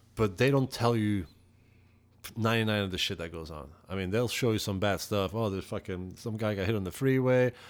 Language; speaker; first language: English; non-native, fluent; Dutch